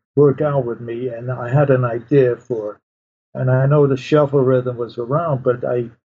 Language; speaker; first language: English; early bilingual, other home language; Polish